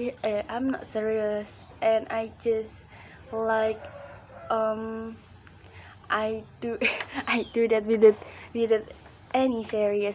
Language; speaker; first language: English; non-native, learner; Indonesian